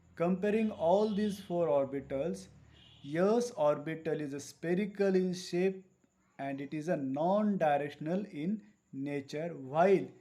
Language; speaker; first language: English; non-native, local second language; Marathi